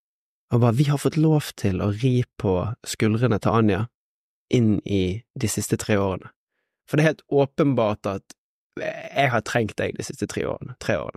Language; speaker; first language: Norwegian; native; Norwegian